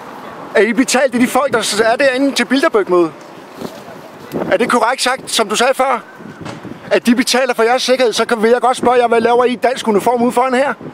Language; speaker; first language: Danish; native; Danish